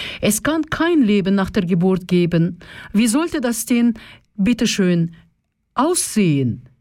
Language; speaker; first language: German; non-native, fluent; Russian